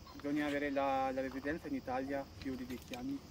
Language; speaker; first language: Italian; non-native, fluent; Urdu